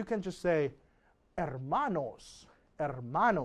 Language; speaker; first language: Spanish; non-native, fluent; English